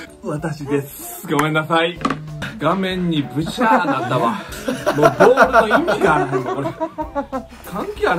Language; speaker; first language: Japanese; native; Japanese